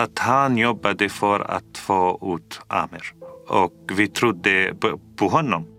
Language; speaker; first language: Swedish; non-native, fluent; Arabic